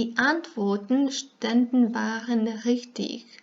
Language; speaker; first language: German; non-native, fluent; Serbian